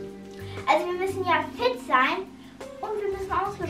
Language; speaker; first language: German; native; German